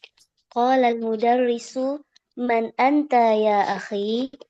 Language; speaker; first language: Arabic; non-native, learner; Indonesian